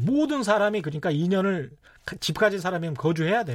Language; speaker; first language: Korean; native; Korean